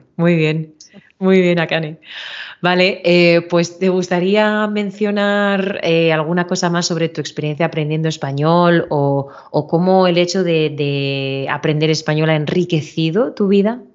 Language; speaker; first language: Spanish; native; Spanish